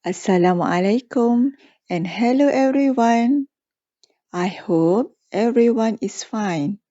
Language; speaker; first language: English; non-native, local second language; Malay